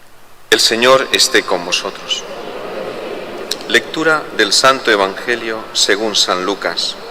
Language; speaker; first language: Spanish; native; Spanish